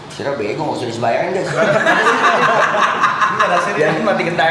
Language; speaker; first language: Indonesian; native; Indonesian